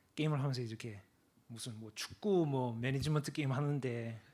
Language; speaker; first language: Korean; early bilingual, other home language; English